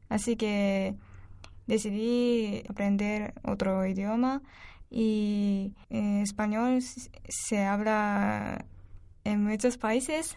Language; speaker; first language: Spanish; non-native, learner; Japanese